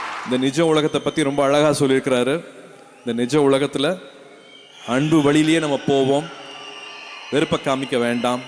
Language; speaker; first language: Tamil; native; Tamil